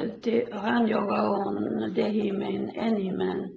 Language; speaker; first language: Finnish; early bilingual, heritage; Finnish